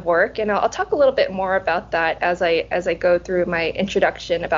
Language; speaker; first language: English; early bilingual, other home language; Cantonese